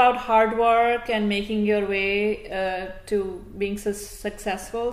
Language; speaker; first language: English; non-native, local second language; Hindi